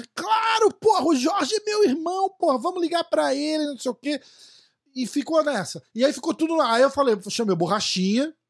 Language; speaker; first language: Portuguese; native; Portuguese